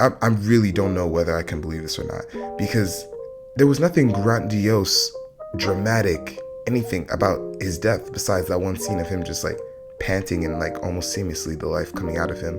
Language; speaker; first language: English; native; English